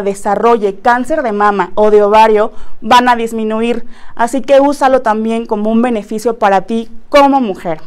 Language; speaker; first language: Spanish; native; Spanish